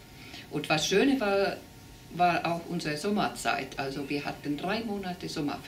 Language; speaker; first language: German; non-native, fluent; Finnish